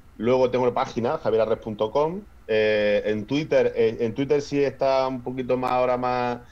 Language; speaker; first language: Spanish; native; Spanish